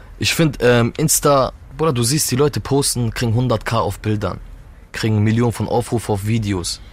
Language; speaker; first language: German; early bilingual, other home language; Turkish